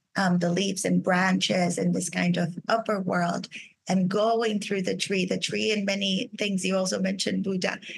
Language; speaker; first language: English; non-native, fluent; Portuguese